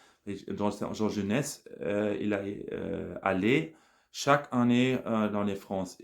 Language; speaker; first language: French; non-native, learner; German